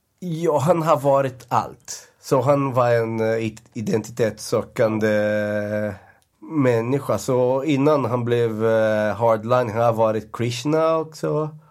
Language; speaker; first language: Swedish; non-native, fluent; Portuguese